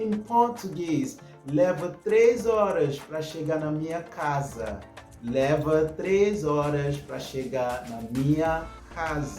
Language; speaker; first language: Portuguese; non-native, fluent; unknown